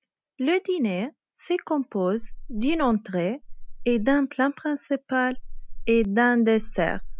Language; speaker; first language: French; non-native, fluent; Arabic